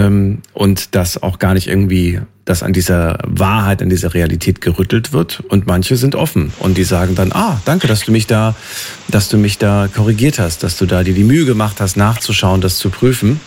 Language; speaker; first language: German; native; German